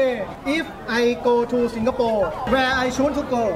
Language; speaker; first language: English; non-native, learner; Thai